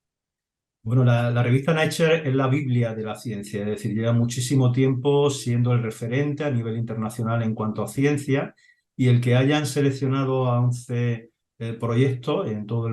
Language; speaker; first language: Spanish; native; Spanish